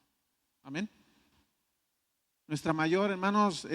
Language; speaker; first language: Spanish; native; Spanish